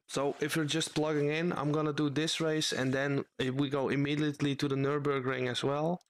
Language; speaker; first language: English; non-native, fluent; Dutch